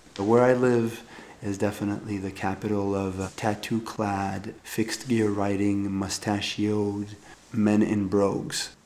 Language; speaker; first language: English; native; English